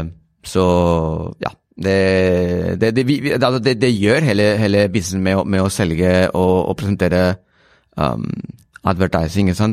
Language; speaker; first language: Norwegian; non-native, fluent; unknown